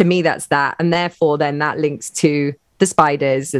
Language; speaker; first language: English; native; English